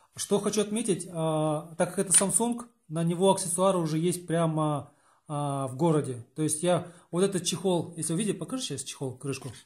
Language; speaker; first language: Russian; native; Russian